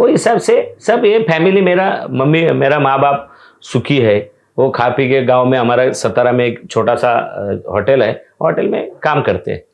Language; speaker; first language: Hindi; non-native, local second language; Marathi